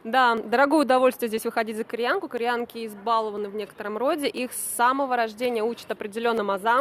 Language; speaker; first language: Russian; native; Russian